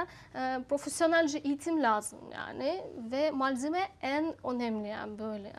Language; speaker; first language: Turkish; non-native, learner; Russian